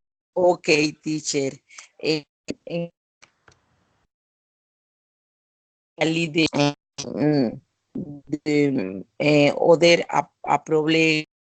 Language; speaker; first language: English; non-native, learner; Spanish